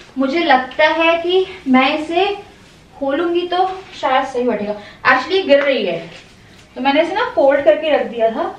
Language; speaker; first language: Hindi; native; Hindi